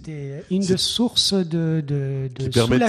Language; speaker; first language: French; non-native, fluent; Persian